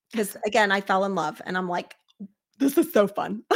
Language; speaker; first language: English; native; English